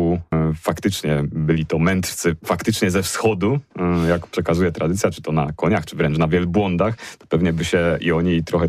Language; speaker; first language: Polish; native; Polish